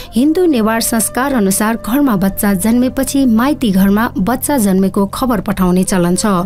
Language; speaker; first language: Nepali; non-native, local second language; Newari